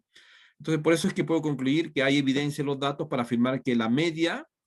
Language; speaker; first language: Spanish; native; Spanish